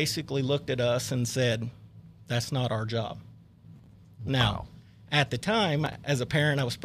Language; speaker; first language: English; native; English